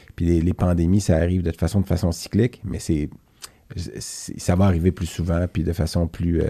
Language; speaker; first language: French; native; French